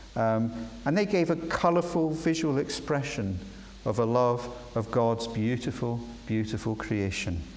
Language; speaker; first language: English; native; English